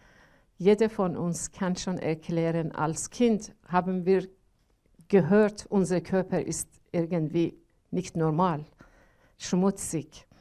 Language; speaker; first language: German; non-native, learner; Persian